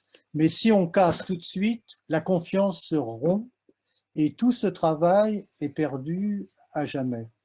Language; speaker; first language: French; native; French